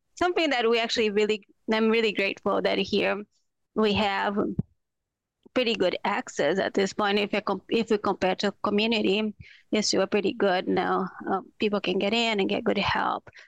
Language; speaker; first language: English; non-native, fluent; Portuguese